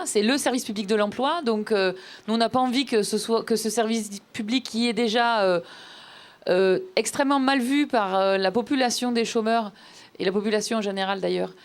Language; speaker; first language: French; native; French